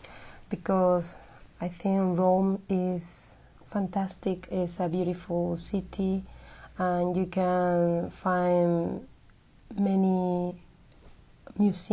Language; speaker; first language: English; non-native, learner; Spanish